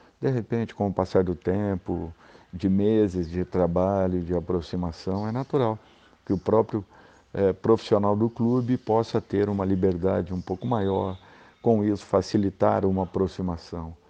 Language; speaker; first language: Portuguese; native; Portuguese